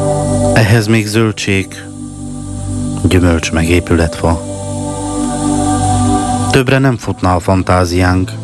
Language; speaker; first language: Hungarian; native; Hungarian